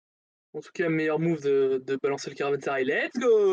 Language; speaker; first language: French; native; French